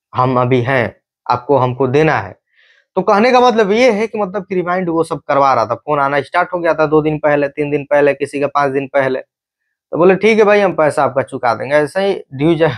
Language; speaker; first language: Hindi; native; Hindi